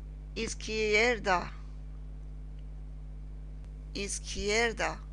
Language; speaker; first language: Spanish; non-native, learner; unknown